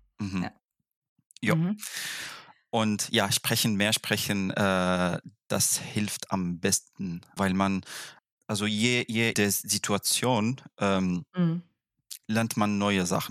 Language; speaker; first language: German; non-native, fluent; Arabic